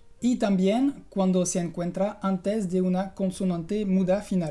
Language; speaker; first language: Spanish; non-native, fluent; French